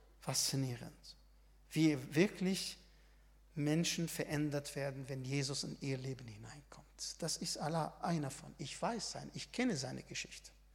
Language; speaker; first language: German; non-native, fluent; Arabic